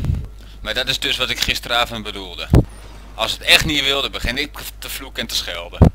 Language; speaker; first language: Dutch; native; Dutch